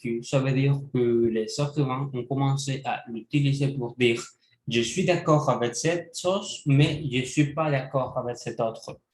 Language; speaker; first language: French; non-native, learner; Spanish